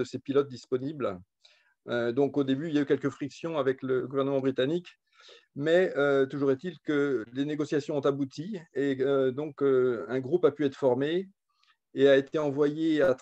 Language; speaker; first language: French; native; French